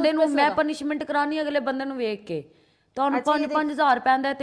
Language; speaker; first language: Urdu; non-native, local second language; Punjabi